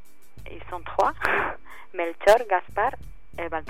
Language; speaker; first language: French; non-native, fluent; Spanish